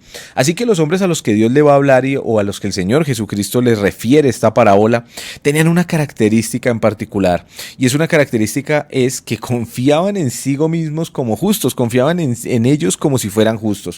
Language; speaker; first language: Spanish; native; Spanish